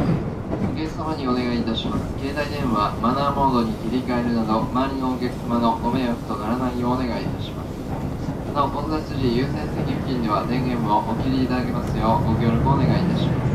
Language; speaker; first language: Japanese; native; Japanese